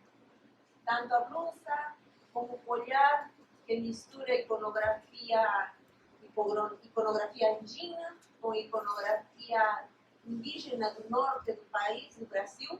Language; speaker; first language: Portuguese; non-native, fluent; Spanish